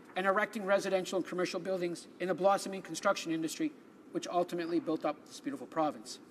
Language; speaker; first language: English; early bilingual, other home language; Italian